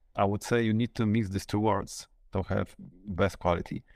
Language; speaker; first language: English; non-native, fluent; Polish